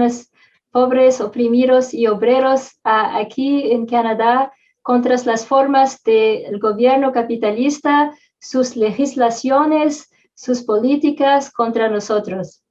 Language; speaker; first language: Spanish; non-native, fluent; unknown